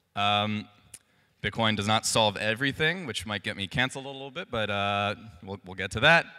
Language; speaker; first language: English; native; English